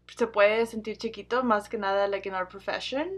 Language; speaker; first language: Spanish; early bilingual, heritage; Spanish